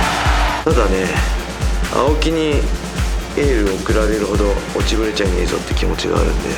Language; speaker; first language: Japanese; native; Japanese